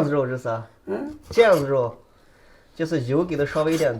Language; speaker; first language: Chinese; native; Chinese